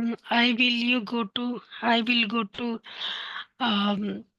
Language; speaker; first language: English; non-native, learner; Hindi